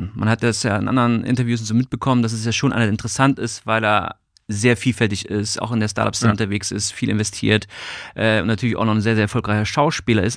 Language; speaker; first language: German; native; German